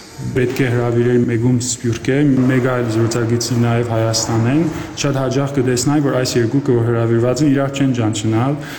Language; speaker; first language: Armenian; early bilingual, heritage; Armenian